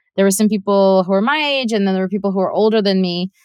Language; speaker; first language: English; non-native, fluent; Russian